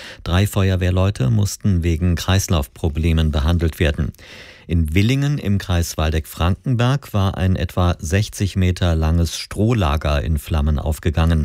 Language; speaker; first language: German; native; German